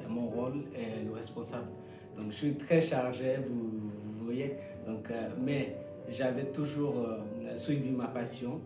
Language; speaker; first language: French; non-native, fluent; Bangla